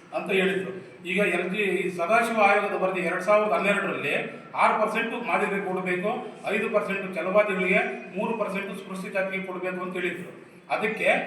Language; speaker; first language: Kannada; native; Kannada